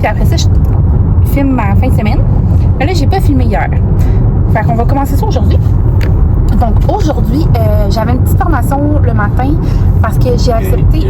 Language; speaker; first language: French; native; French